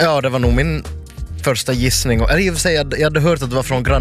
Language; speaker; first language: Swedish; native; Swedish